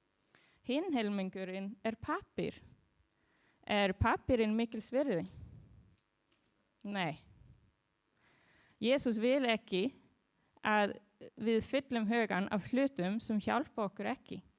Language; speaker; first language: Icelandic; non-native, learner; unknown